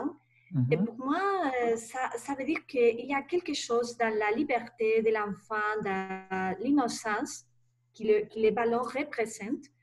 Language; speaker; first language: French; non-native, learner; Spanish